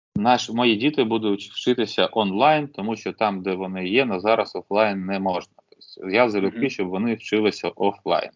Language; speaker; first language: Ukrainian; non-native, local second language; Russian